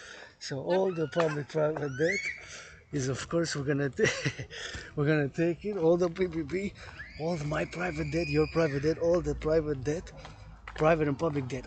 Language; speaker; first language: English; non-native, local second language; French